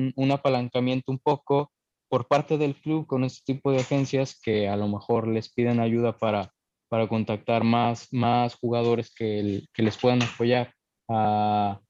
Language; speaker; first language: Spanish; native; Spanish